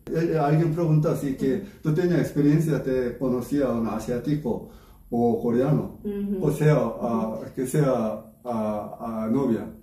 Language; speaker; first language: Spanish; non-native, learner; Korean